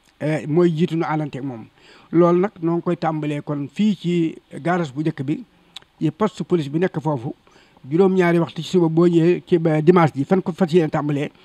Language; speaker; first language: Wolof; native; Wolof